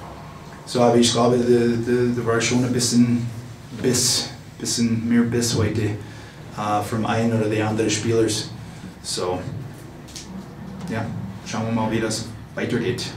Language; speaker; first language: German; non-native, fluent; English